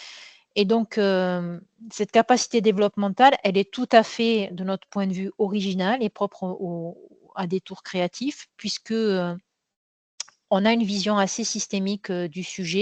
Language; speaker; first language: French; native; French